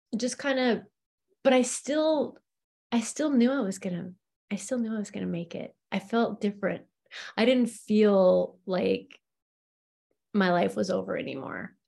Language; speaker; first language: English; native; English